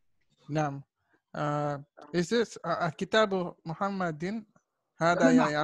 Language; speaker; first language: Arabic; non-native, learner; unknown